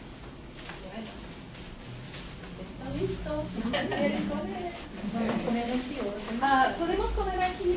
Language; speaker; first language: Spanish; non-native, fluent; English